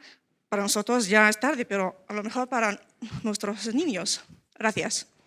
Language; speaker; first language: Spanish; non-native, learner; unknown